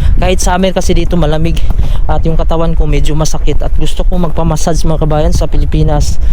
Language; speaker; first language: Filipino; native; Filipino